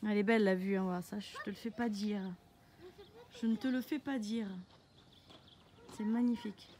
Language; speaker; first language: French; native; French